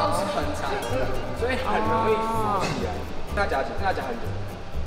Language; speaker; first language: Chinese; native; Chinese